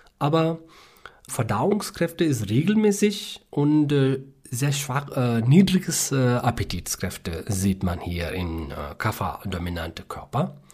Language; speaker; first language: German; non-native, learner; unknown